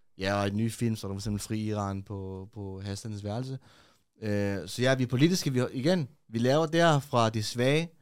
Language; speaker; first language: Danish; early bilingual, other home language; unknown